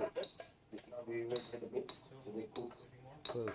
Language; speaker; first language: English; non-native, learner; Thai